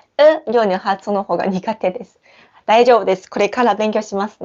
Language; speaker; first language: Japanese; non-native, fluent; Chinese